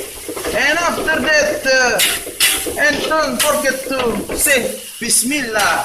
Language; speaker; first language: English; non-native, learner; Indonesian